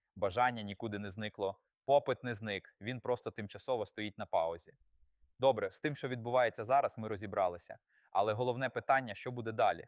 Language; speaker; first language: Ukrainian; native; Ukrainian